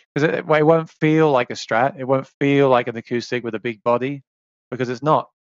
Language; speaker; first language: English; native; English